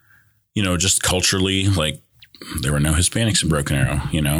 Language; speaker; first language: English; early bilingual, other home language; Spanish